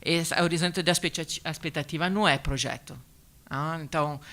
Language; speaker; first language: Portuguese; non-native, learner; Italian